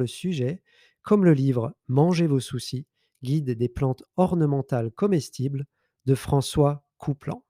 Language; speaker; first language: French; native; French